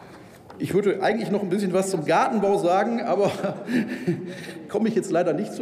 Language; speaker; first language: German; native; German